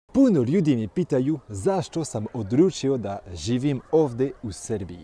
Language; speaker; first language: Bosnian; non-native, fluent; French